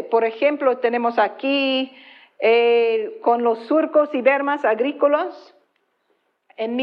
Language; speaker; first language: Spanish; non-native, fluent; English